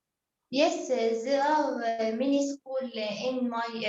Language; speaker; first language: English; non-native, learner; Arabic